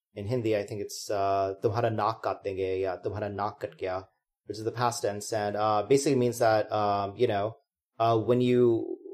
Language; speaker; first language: English; non-native, local second language; Hindi